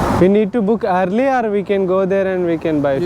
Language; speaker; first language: English; non-native, local second language; Telugu